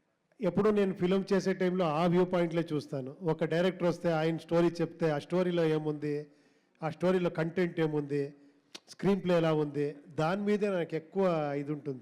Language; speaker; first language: Telugu; non-native, local second language; Kannada